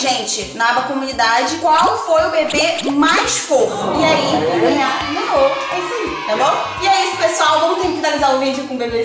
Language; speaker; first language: Portuguese; native; Portuguese